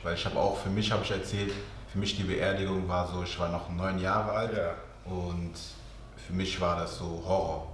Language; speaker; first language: German; early bilingual, other home language; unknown